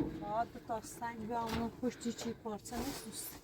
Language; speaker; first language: Persian; non-native, local second language; Azerbaijani